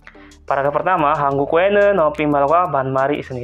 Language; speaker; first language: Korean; non-native, fluent; Indonesian